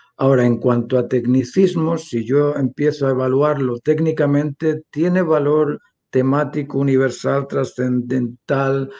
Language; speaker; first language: Spanish; native; Spanish